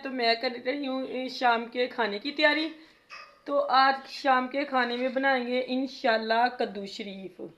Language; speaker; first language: Urdu; non-native, local second language; Punjabi